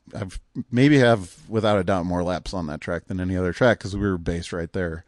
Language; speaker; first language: English; native; English